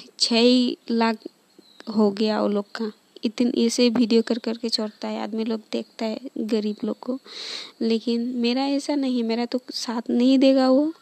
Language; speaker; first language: Hindi; non-native, local second language; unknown